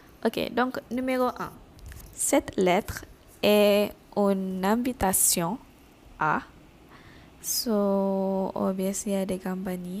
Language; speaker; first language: French; non-native, fluent; Malay